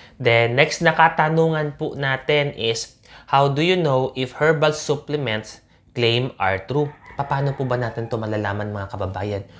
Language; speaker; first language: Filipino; native; Filipino